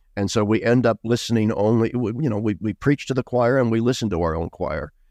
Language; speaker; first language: English; native; English